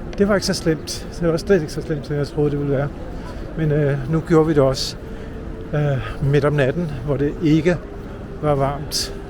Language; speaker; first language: Danish; early bilingual, other home language; Urdu